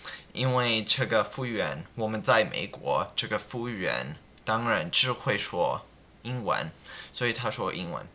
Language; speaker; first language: Chinese; non-native, learner; English